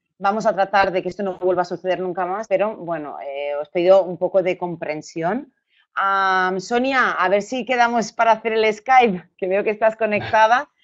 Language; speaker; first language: Spanish; native; Spanish